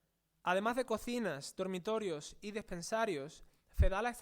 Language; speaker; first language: Spanish; native; Spanish